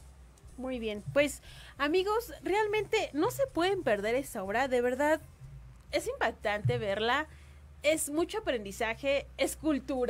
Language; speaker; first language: Spanish; native; Spanish